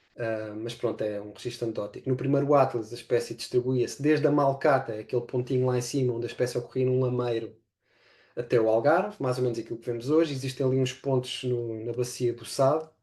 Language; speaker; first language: Portuguese; native; Portuguese